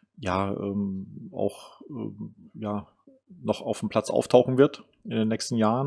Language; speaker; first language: German; native; German